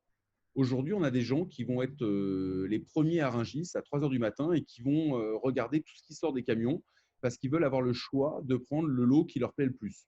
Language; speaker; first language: French; native; French